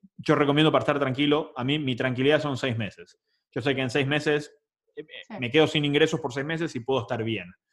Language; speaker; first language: Spanish; native; Spanish